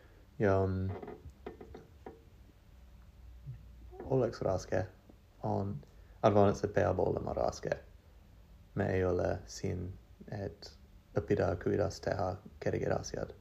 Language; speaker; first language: Estonian; non-native, learner; English